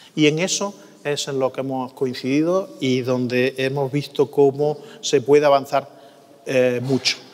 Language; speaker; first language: Spanish; native; Spanish